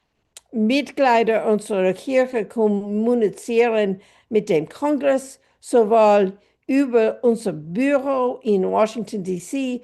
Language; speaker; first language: German; non-native, fluent; English